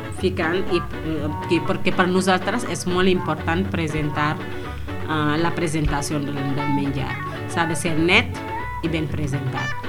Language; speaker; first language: Catalan; non-native, fluent; Wolof